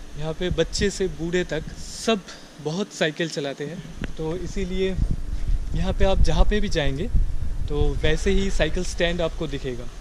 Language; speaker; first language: Hindi; non-native, local second language; Bangla